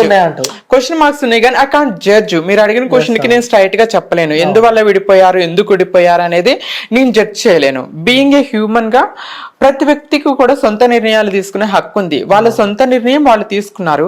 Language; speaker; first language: Telugu; native; Telugu